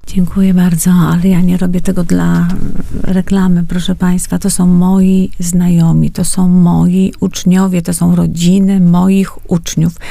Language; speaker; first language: Polish; native; Polish